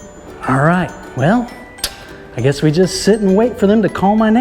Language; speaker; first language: English; native; English